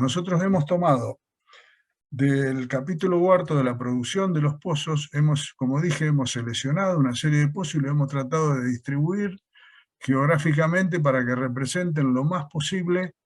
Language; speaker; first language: Spanish; native; Spanish